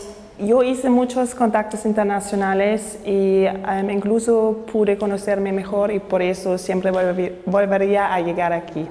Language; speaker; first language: Spanish; non-native, fluent; German